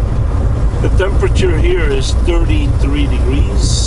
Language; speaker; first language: English; native; English